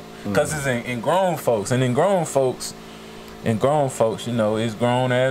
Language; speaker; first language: English; native; English